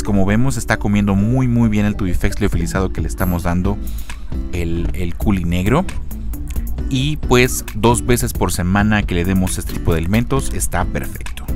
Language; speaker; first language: Spanish; native; Spanish